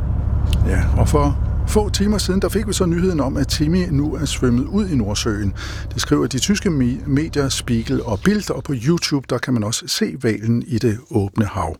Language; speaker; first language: Danish; native; Danish